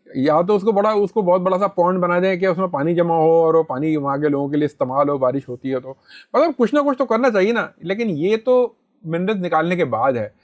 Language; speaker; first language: Urdu; native; Urdu